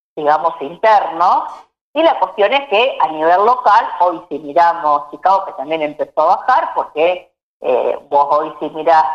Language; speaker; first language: Spanish; native; Spanish